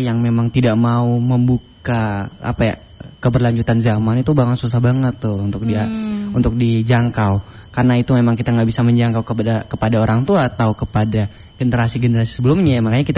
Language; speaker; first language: Indonesian; non-native, local second language; Javanese